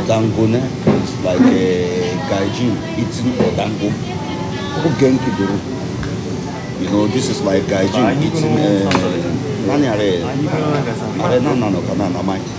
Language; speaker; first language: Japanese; non-native, learner; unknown